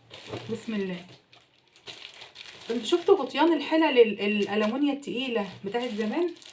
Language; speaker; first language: Arabic; native; Arabic